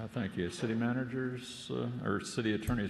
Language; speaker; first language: English; native; English